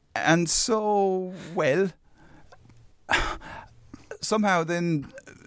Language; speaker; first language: English; non-native, fluent; German